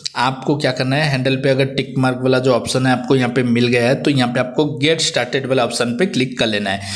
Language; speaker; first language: Hindi; native; Hindi